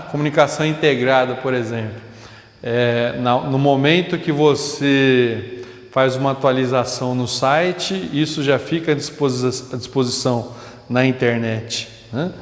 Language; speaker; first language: Portuguese; native; Portuguese